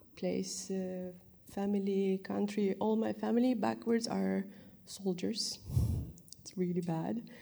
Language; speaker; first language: English; non-native, fluent; Turkish